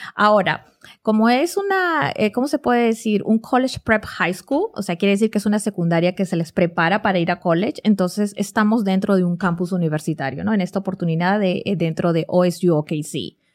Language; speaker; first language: Spanish; native; Spanish